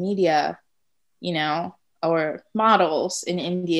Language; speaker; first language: English; non-native, local second language; Tamil